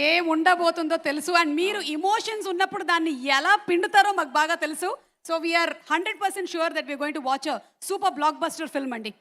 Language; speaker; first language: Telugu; native; Telugu